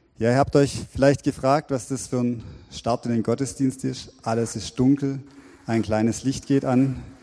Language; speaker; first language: German; native; German